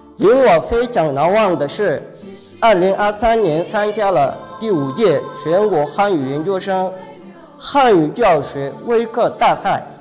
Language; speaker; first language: Chinese; non-native, fluent; Arabic